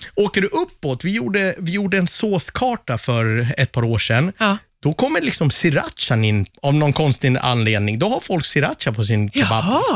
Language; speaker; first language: Swedish; native; Swedish